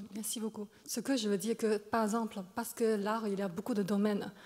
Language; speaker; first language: French; non-native, fluent; Chinese